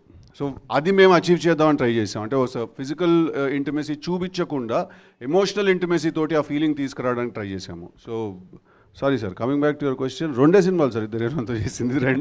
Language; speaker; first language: Telugu; native; Telugu